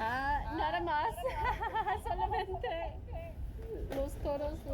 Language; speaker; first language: Spanish; non-native, learner; English